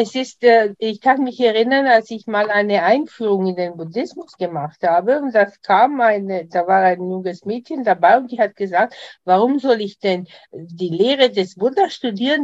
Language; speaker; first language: German; non-native, fluent; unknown